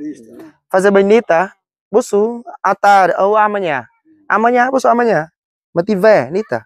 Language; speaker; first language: Portuguese; non-native, learner; Vietnamese